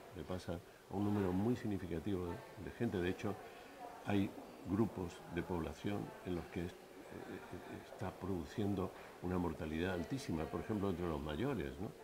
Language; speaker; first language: Spanish; native; Spanish